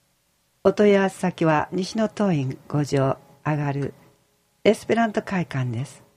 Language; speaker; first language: Japanese; native; Japanese